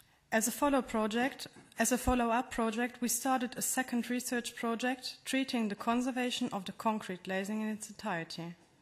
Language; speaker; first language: English; non-native, fluent; German